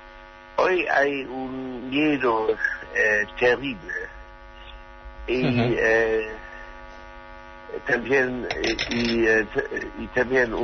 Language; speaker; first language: Spanish; non-native, learner; German